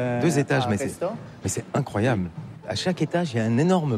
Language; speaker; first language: French; native; French